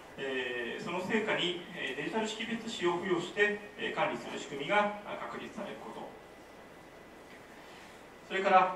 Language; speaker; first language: Japanese; native; Japanese